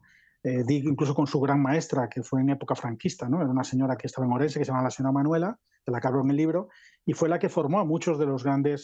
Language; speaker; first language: Spanish; native; Spanish